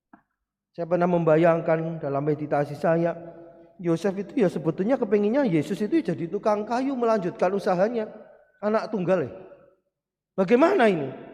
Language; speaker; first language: Indonesian; non-native, local second language; Javanese